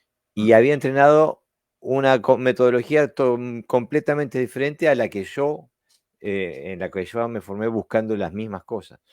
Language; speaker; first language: Spanish; native; Spanish